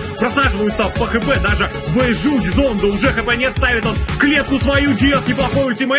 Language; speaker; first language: Russian; native; Russian